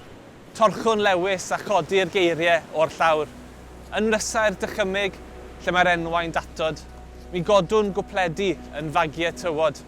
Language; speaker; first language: Welsh; native; Welsh